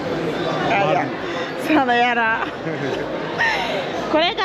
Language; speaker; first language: Turkish; non-native, learner; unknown